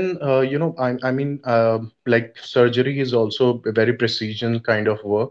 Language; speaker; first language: English; non-native, local second language; Hindi